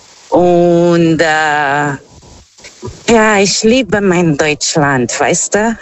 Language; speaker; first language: German; non-native, learner; Portuguese